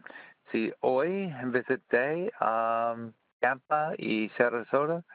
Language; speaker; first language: Spanish; non-native, learner; English